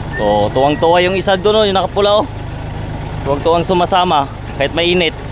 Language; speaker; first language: Filipino; non-native, local second language; Iloko